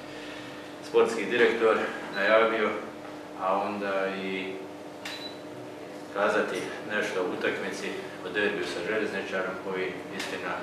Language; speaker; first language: Croatian; native; Croatian